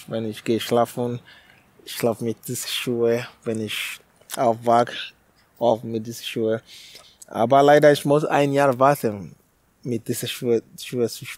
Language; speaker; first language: German; non-native, learner; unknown